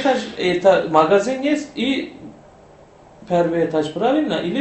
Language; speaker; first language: Russian; non-native, learner; Turkish